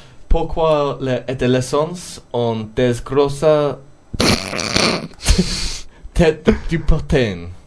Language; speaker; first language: French; non-native, learner; English